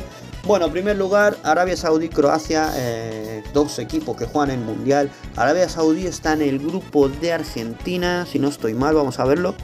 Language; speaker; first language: Spanish; native; Spanish